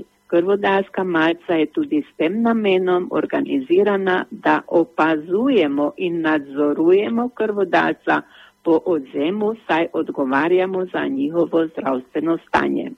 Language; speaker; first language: Slovenian; native; Slovenian